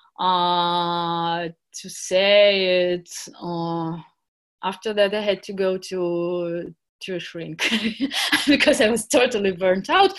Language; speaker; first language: English; non-native, fluent; Russian